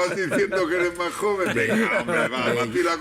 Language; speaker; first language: Spanish; native; Spanish